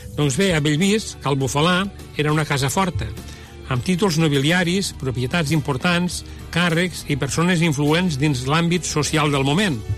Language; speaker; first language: Catalan; native; Catalan